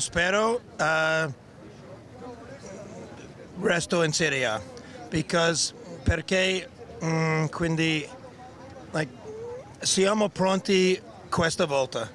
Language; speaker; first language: Italian; non-native, learner; English